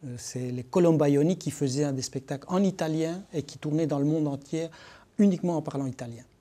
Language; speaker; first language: French; early bilingual, other home language; Spanish